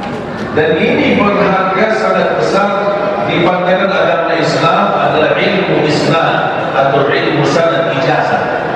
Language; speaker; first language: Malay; non-native, fluent; Arabic